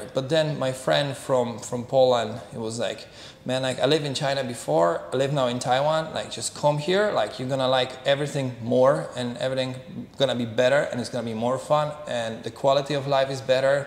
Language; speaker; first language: English; non-native, fluent; Polish